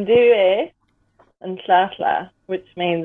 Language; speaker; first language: English; native; English